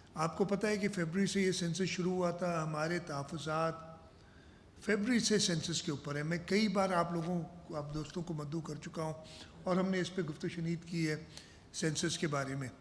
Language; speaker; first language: Urdu; non-native, local second language; Sindhi